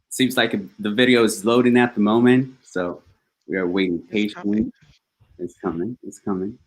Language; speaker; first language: English; early bilingual, other home language; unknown